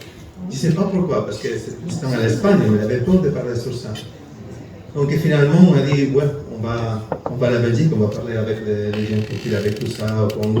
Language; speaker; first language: French; non-native, learner; Spanish